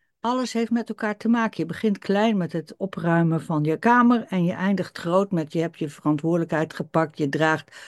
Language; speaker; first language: Dutch; native; Dutch